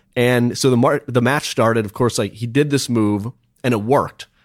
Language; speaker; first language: English; native; English